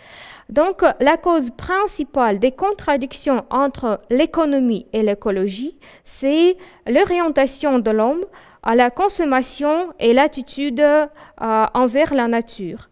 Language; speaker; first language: French; non-native, fluent; Russian